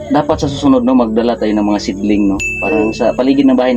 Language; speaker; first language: Filipino; non-native, local second language; Cebuano